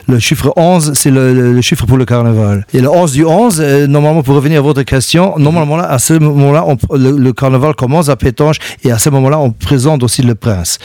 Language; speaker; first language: French; non-native, local second language; Luxembourgish